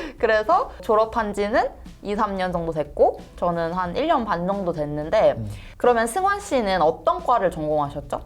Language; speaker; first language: Korean; native; Korean